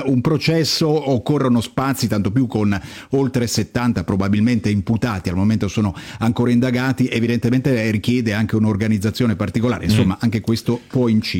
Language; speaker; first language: Italian; native; Italian